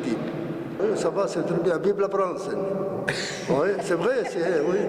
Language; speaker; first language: French; non-native, learner; Arabic